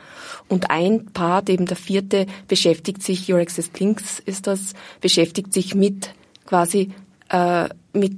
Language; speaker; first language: German; native; German